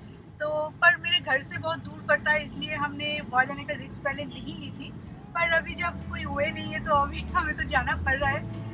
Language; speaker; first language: Hindi; non-native, local second language; Bangla